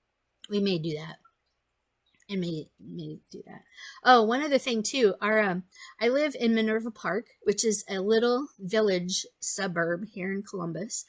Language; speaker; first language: English; native; English